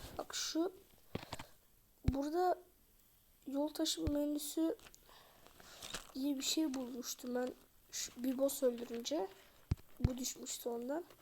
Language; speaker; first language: Turkish; native; Turkish